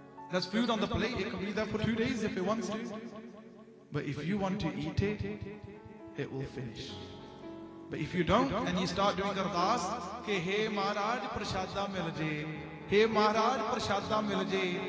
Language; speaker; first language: English; early bilingual, other home language; Punjabi